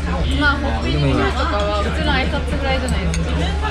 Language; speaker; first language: Japanese; non-native, fluent; Russian